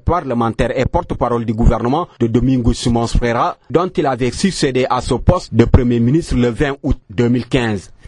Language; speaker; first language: French; non-native, fluent; Portuguese